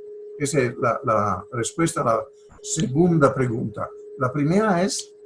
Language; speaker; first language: Spanish; non-native, fluent; Italian